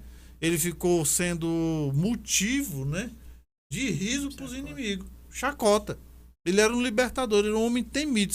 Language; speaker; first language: Portuguese; native; Portuguese